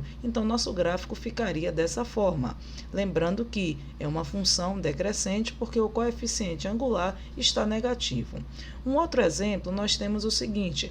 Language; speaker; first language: Portuguese; native; Portuguese